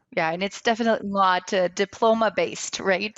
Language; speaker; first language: English; non-native, local second language; French